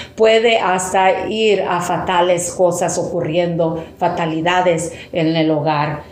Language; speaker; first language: English; early bilingual, other home language; Spanish